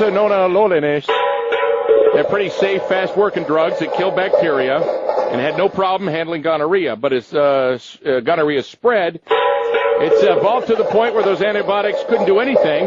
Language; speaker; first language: English; native; English